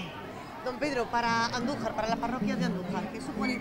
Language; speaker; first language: Spanish; native; Spanish